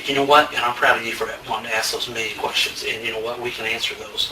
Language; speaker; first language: English; native; English